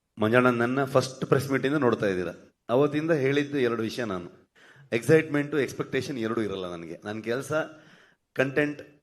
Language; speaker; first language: Kannada; native; Kannada